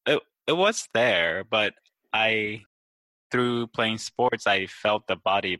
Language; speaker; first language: English; non-native, fluent; Japanese